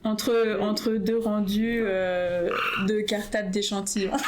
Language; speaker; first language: French; native; French